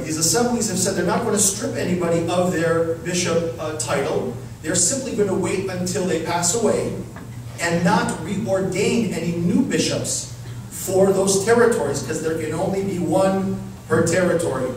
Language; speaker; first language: English; early bilingual, other home language; Ukrainian